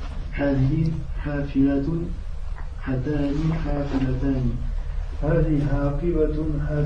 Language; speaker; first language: Arabic; non-native, learner; French